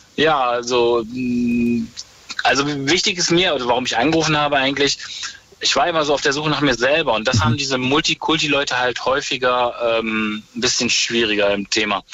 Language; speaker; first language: German; native; German